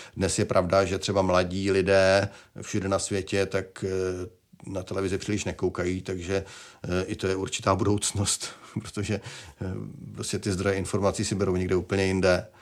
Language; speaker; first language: Czech; native; Czech